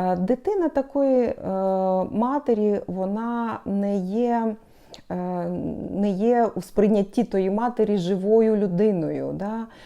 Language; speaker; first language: Ukrainian; non-native, local second language; Russian